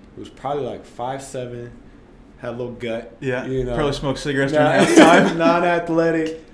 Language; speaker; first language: English; native; English